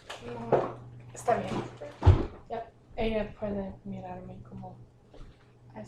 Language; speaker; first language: Spanish; non-native, learner; English